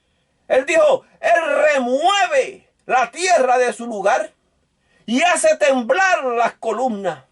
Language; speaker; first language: Spanish; native; Spanish